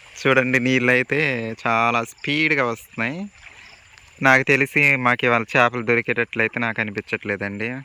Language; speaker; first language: Telugu; native; Telugu